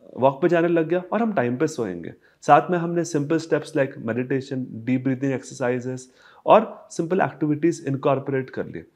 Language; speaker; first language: Hindi; native; Hindi